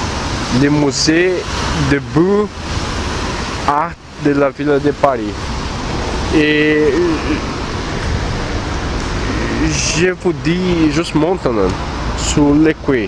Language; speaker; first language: French; non-native, learner; Portuguese